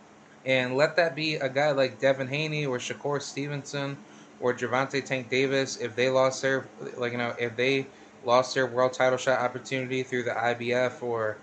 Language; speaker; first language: English; native; English